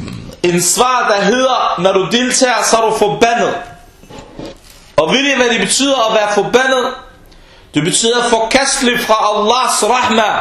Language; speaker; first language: Danish; early bilingual, other home language; Arabic